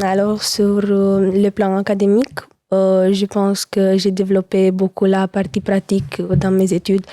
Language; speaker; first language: French; non-native, learner; Romanian